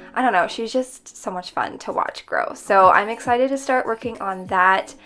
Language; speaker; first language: English; native; English